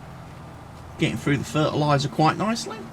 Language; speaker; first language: English; native; English